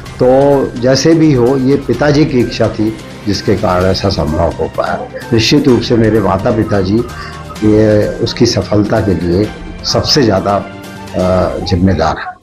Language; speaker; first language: Hindi; native; Hindi